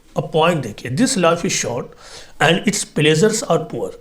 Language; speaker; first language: English; non-native, local second language; Urdu